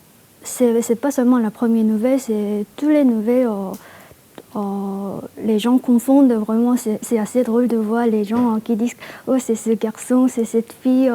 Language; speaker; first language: French; non-native, fluent; Korean